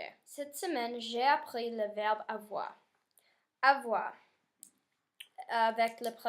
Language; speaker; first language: French; non-native, learner; English